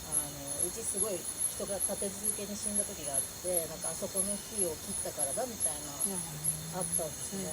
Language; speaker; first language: Japanese; native; Japanese